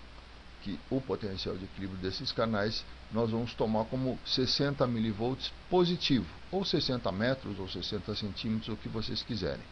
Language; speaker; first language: Portuguese; native; Portuguese